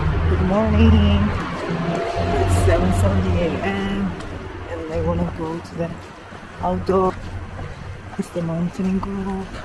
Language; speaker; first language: English; non-native, learner; Kurdish